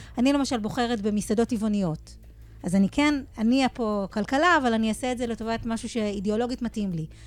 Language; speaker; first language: Hebrew; native; Hebrew